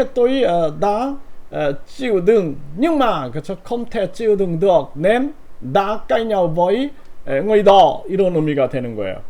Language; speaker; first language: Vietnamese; non-native, learner; Korean